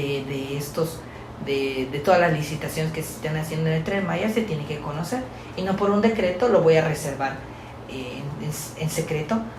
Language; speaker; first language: Spanish; native; Spanish